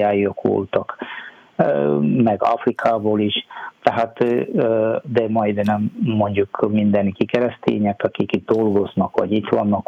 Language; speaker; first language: Hungarian; non-native, fluent; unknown